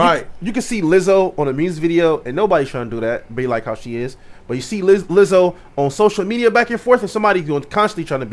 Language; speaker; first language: English; native; English